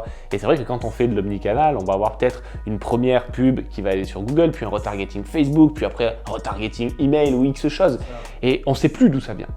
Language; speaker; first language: French; native; French